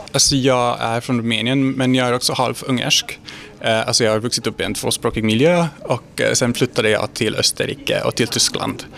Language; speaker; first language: Swedish; non-native, fluent; Hungarian